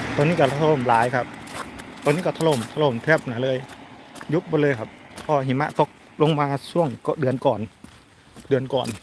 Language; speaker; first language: Thai; native; Thai